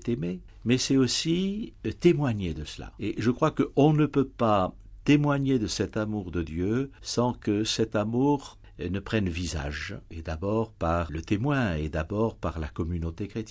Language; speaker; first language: French; native; French